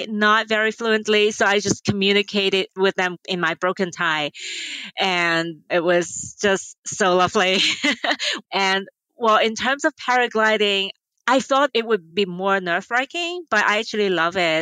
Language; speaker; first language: English; non-native, local second language; Cantonese